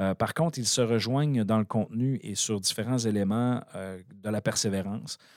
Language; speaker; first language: French; native; French